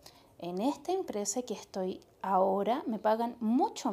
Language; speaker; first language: Spanish; non-native, fluent; Portuguese